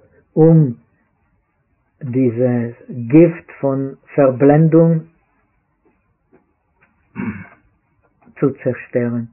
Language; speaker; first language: German; non-native, fluent; Czech